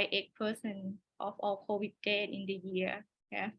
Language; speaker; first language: English; non-native, learner; Thai